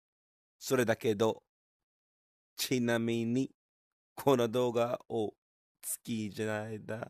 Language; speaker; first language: Japanese; non-native, learner; English